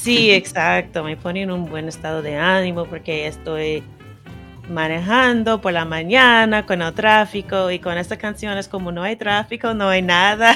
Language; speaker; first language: Spanish; non-native, fluent; English